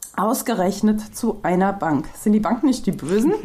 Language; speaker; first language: German; native; German